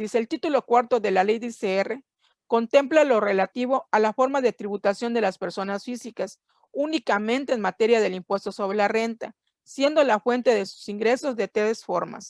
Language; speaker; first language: Spanish; native; Spanish